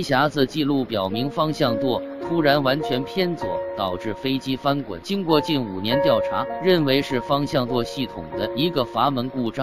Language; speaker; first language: Chinese; native; Chinese